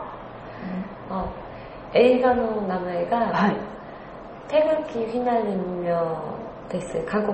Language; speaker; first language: Japanese; non-native, learner; Korean